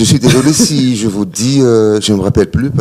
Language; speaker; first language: French; non-native, local second language; Malagasy